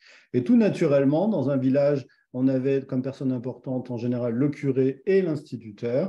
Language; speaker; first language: French; native; French